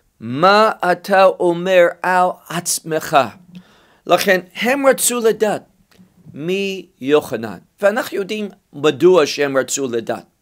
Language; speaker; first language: Hebrew; non-native, fluent; English